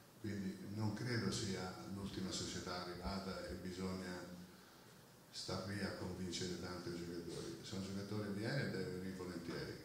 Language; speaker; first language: Italian; native; Italian